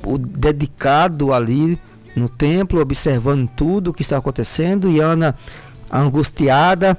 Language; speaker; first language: Portuguese; native; Portuguese